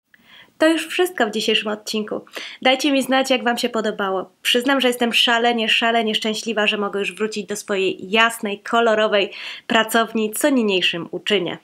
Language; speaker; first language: Polish; native; Polish